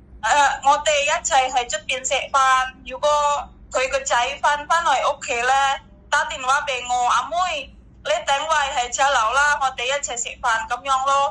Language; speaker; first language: Cantonese; non-native, learner; Indonesian